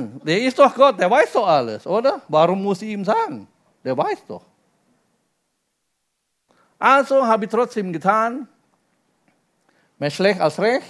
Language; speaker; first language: German; non-native, fluent; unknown